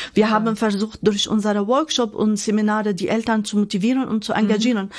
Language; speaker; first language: German; non-native, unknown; Arabic